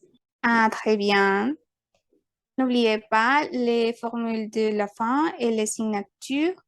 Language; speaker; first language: French; non-native, fluent; Spanish